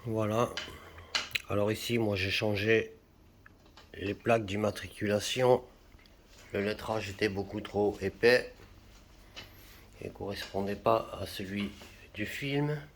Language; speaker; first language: French; native; French